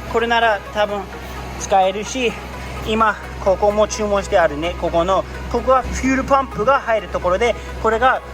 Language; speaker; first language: Japanese; early bilingual, heritage; Japanese